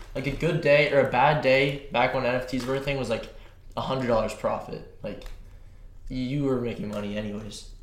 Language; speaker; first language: English; native; English